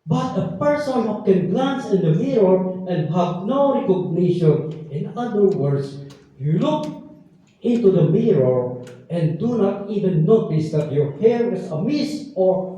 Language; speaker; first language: English; non-native, local second language; Filipino